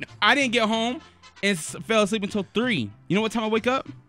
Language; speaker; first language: English; native; English